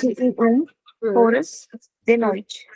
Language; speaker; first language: Portuguese; non-native, learner; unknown